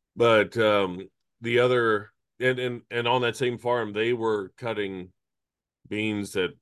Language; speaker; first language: English; native; English